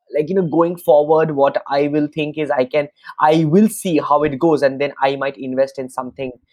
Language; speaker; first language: English; non-native, local second language; Bangla